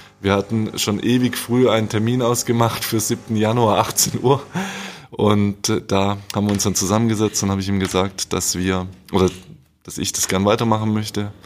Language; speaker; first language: German; native; German